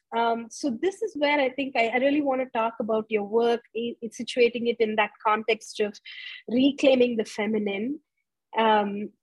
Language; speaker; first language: English; non-native, local second language; Tamil